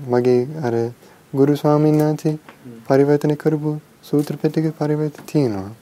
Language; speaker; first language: Sinhala; non-native, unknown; English